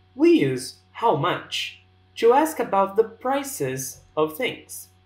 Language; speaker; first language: English; non-native, fluent; Portuguese